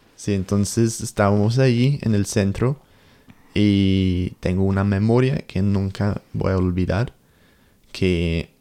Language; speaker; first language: Spanish; non-native, learner; English